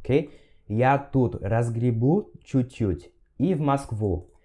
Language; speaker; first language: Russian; non-native, fluent; Portuguese